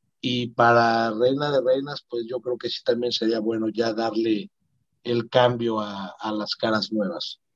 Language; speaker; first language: Spanish; native; Spanish